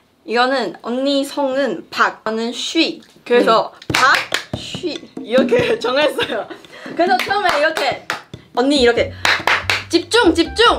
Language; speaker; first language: Korean; non-native, learner; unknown